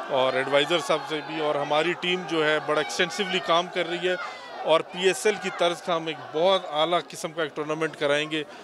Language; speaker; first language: Urdu; non-native, local second language; Baluchi